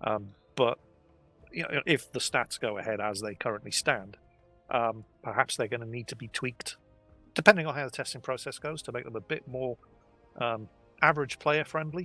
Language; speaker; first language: English; native; English